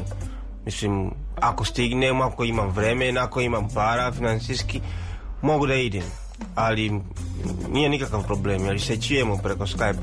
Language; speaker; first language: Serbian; non-native, fluent; Swahili